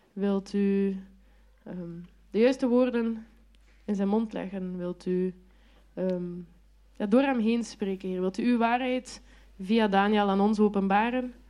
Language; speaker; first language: Dutch; native; Dutch